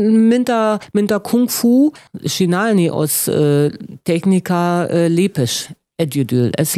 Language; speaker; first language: Hungarian; non-native, learner; German